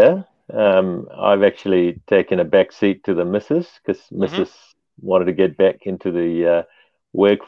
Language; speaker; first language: English; non-native, local second language; Tamil